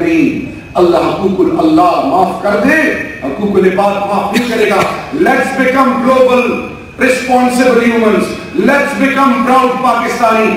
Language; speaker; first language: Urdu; non-native, local second language; Pashto